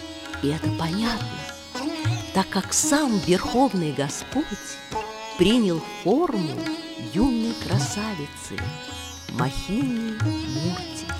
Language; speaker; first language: Russian; native; Russian